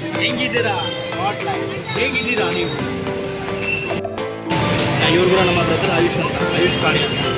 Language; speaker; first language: Kannada; early bilingual, heritage; Kannada